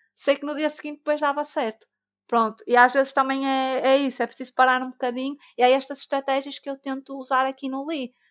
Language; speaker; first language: Portuguese; native; Portuguese